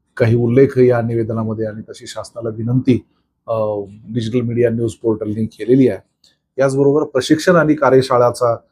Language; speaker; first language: Marathi; native; Marathi